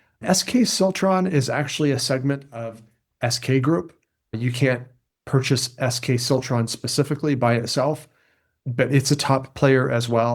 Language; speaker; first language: English; native; English